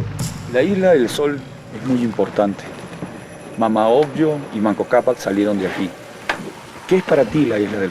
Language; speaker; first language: Spanish; native; Spanish